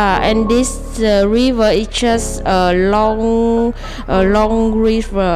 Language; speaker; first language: English; non-native, learner; Vietnamese